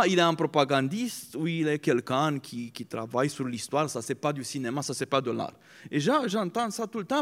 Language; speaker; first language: French; non-native, fluent; Romanian